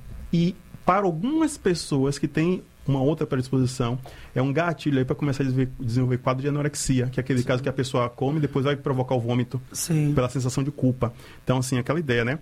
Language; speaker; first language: Portuguese; native; Portuguese